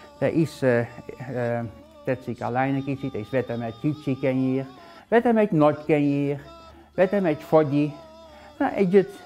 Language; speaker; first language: Hungarian; non-native, learner; Dutch